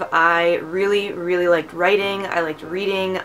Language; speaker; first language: English; early bilingual, other home language; Romanian